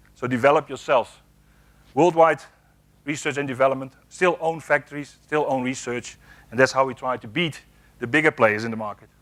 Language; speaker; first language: English; non-native, fluent; Dutch